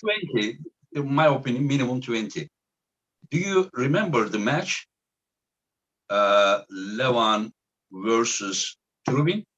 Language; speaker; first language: English; non-native, fluent; Turkish